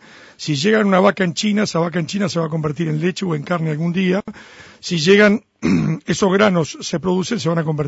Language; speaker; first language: Spanish; native; Spanish